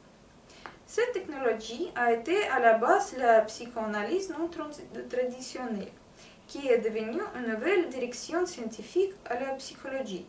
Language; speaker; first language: French; non-native, learner; Russian